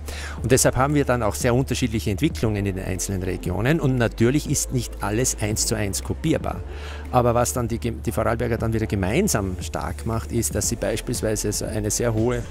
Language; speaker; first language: German; native; German